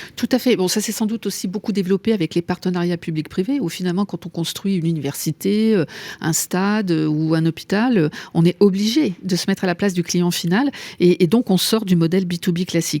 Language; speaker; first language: French; native; French